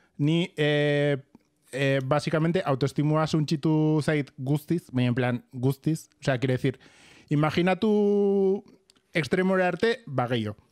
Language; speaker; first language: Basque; non-native, local second language; Spanish